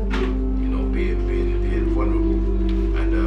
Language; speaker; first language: English; native; English